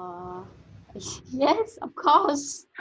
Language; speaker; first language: English; non-native, learner; Vietnamese